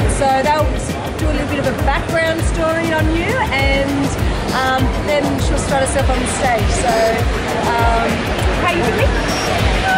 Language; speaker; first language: English; native; English